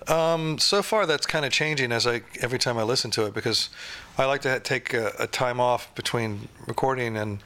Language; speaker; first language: English; native; English